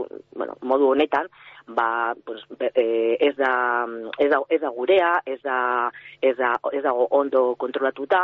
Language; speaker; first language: Basque; non-native, local second language; Spanish